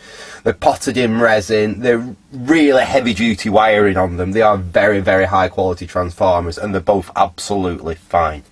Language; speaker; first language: English; native; English